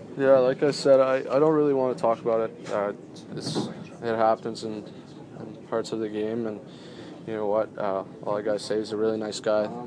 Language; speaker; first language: English; non-native, local second language; French